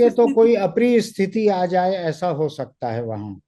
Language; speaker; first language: Hindi; native; Hindi